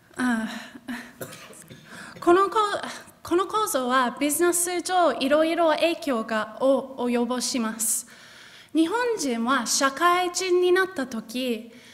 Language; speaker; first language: Japanese; non-native, fluent; English